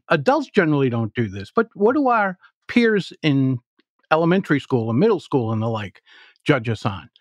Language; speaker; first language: English; native; English